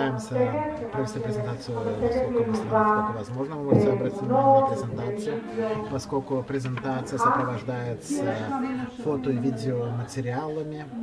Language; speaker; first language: Russian; non-native, local second language; Azerbaijani